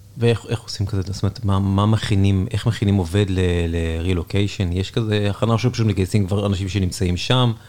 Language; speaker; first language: Hebrew; native; Hebrew